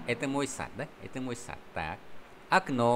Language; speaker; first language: Russian; non-native, fluent; Vietnamese